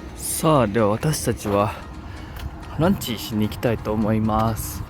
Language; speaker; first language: Japanese; native; Japanese